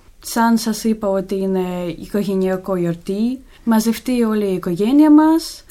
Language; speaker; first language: Greek; non-native, learner; Russian